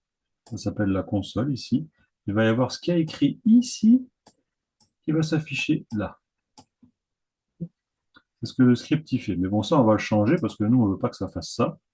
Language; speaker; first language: French; native; French